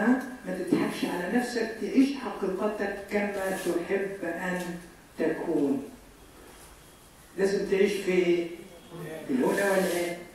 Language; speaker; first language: Arabic; native; Arabic